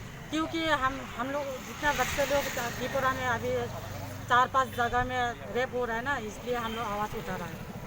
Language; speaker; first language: Hindi; non-native, local second language; Kok Borok